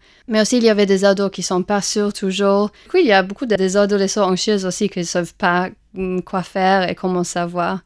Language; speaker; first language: French; non-native, fluent; English